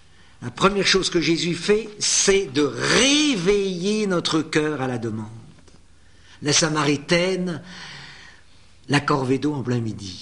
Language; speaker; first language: French; native; French